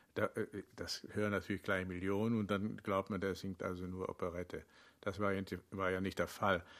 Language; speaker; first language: German; native; German